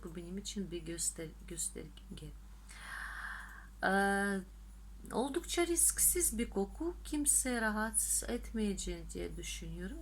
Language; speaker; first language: Turkish; non-native, fluent; Russian